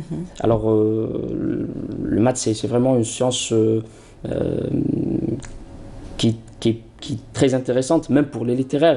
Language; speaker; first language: French; non-native, local second language; Arabic